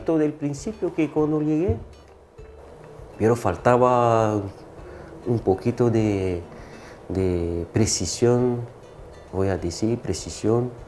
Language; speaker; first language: Spanish; non-native, fluent; French